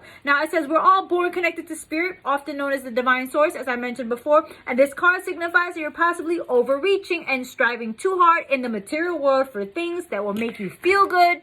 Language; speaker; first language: English; native; English